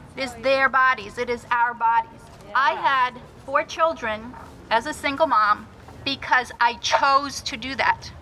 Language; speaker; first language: English; early bilingual, other home language; Spanish